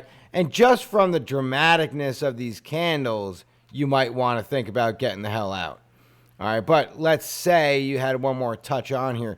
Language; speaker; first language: English; native; English